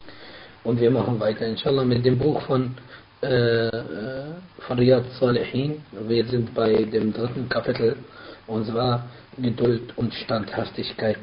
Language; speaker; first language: German; non-native, fluent; Arabic